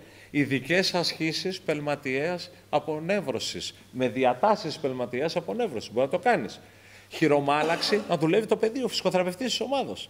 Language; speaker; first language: Greek; native; Greek